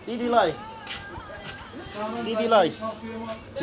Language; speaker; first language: Chinese; non-native, learner; Central Kurdish